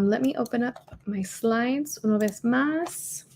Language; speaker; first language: Spanish; non-native, learner; English